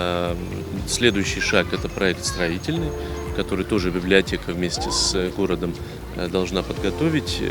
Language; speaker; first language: Russian; native; Russian